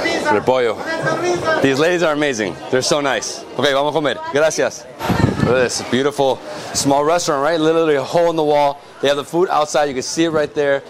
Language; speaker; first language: English; early bilingual, other home language; Spanish